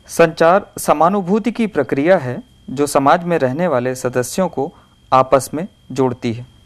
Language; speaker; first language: Hindi; native; Hindi